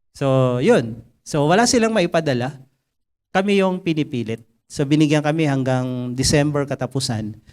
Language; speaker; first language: Filipino; native; Filipino